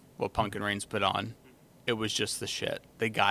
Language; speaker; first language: English; native; English